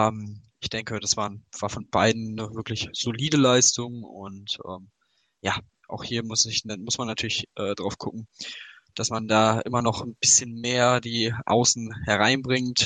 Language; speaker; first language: German; native; German